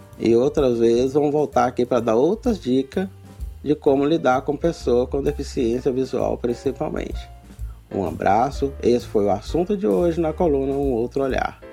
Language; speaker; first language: Portuguese; native; Portuguese